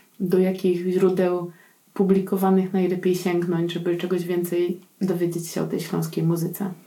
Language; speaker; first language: Polish; native; Polish